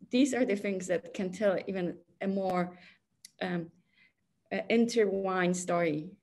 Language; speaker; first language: English; non-native, fluent; Polish